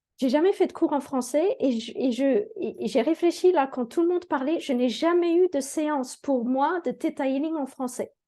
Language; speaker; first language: French; native; French